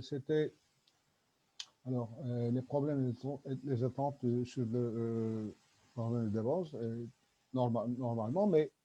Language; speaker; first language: French; non-native, learner; Turkish